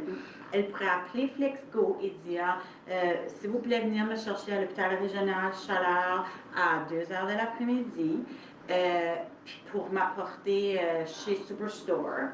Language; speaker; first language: French; native; French